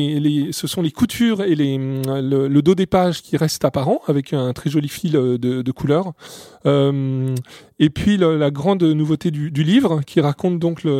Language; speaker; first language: French; native; French